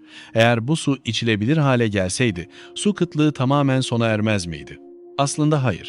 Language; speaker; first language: Turkish; native; Turkish